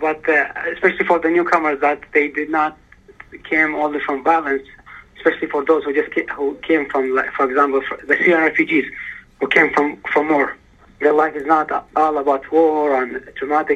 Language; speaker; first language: English; early bilingual, other home language; Arabic